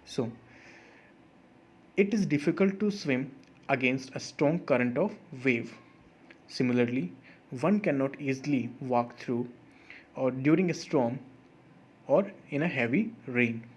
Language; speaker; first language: English; non-native, local second language; Hindi